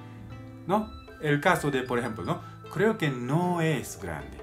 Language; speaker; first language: Spanish; non-native, fluent; Japanese